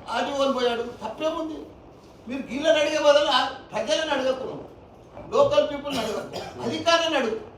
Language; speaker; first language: Telugu; native; Telugu